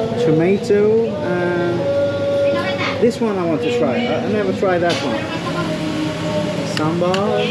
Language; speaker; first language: English; non-native, fluent; Swedish